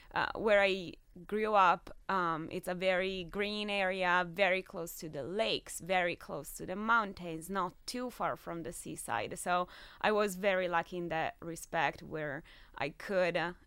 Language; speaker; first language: English; non-native, fluent; Italian